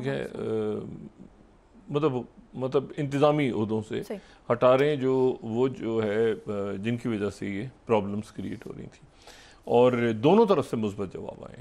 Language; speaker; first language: Urdu; native; Urdu